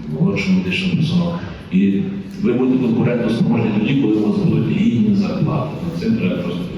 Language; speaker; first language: Ukrainian; native; Ukrainian